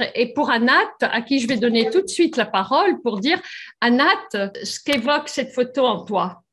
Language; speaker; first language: French; native; French